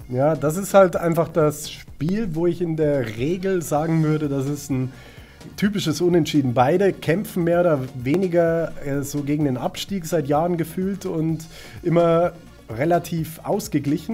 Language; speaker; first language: German; native; German